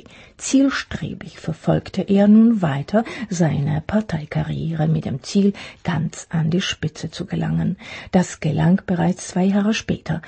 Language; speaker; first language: German; non-native, fluent; Czech